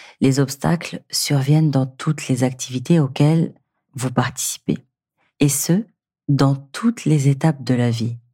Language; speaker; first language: French; native; French